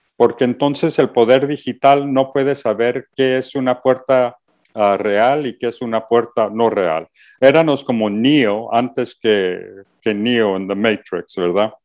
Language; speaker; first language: Spanish; early bilingual, heritage; Spanish